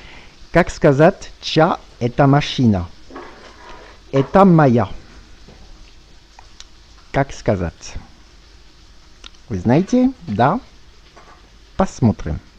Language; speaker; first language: Russian; non-native, fluent; French